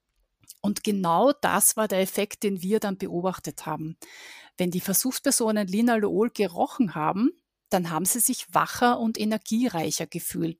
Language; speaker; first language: German; native; German